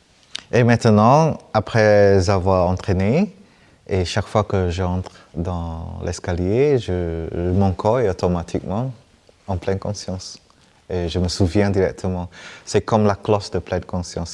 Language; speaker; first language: French; non-native, fluent; Vietnamese